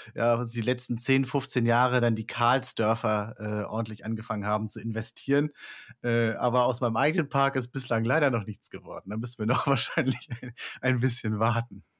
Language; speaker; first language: German; native; German